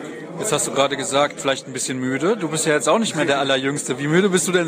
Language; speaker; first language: German; native; German